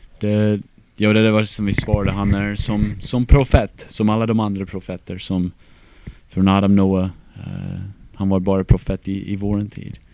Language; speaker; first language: Swedish; non-native, fluent; English